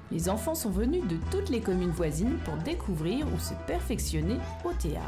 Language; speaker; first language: French; native; French